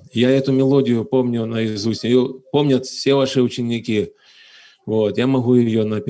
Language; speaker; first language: Russian; native; Russian